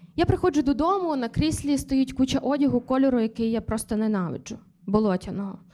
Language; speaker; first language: Ukrainian; native; Ukrainian